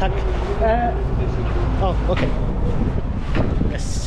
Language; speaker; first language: Swedish; non-native, learner; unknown